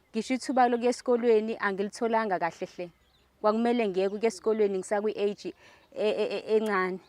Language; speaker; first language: Zulu; native; Zulu